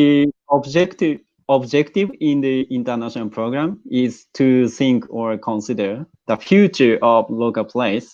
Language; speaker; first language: English; non-native, learner; Japanese